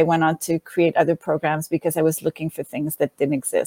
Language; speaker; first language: English; non-native, fluent; French